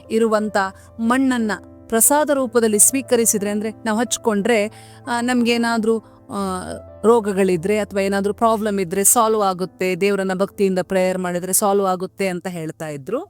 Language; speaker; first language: Kannada; non-native, local second language; Tulu